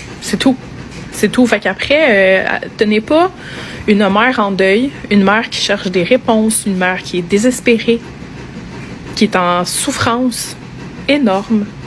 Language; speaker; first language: French; native; French